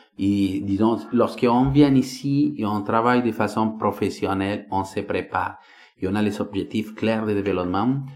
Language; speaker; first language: French; non-native, fluent; Spanish